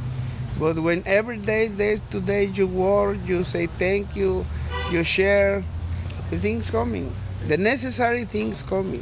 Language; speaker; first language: English; non-native, learner; Spanish